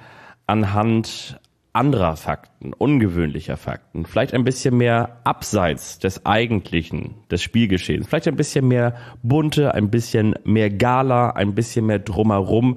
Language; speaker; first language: German; native; German